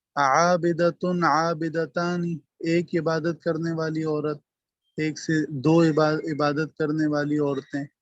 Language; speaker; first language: Urdu; native; Urdu